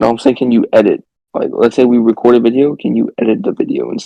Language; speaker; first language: English; native; English